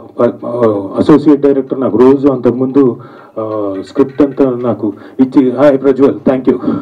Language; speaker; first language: Telugu; native; Telugu